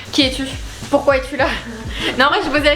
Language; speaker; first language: French; native; French